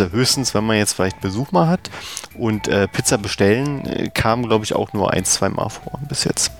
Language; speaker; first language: German; native; German